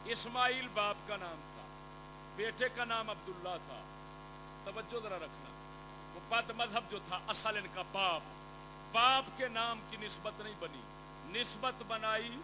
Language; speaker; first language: Urdu; non-native, local second language; Punjabi